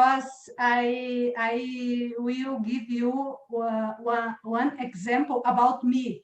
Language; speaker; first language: English; non-native, learner; Portuguese